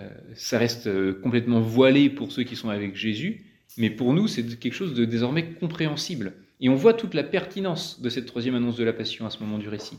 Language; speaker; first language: French; native; French